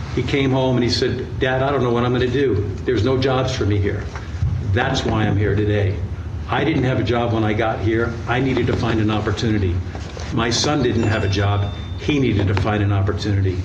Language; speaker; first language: English; native; English